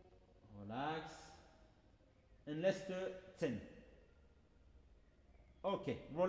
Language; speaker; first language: German; non-native, learner; French